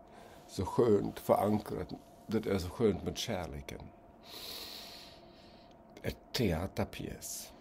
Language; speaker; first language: Swedish; non-native, fluent; German